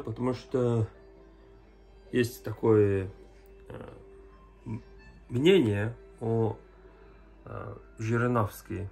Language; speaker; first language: Russian; non-native, learner; Mongolian